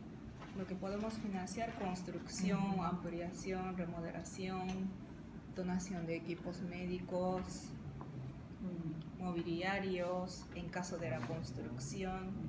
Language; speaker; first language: Spanish; non-native, fluent; Japanese